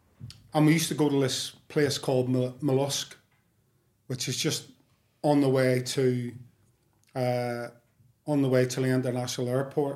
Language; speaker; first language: English; native; English